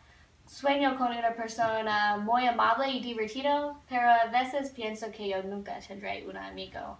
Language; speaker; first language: Spanish; non-native, learner; English